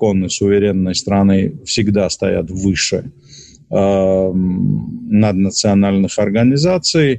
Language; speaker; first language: Russian; non-native, local second language; Georgian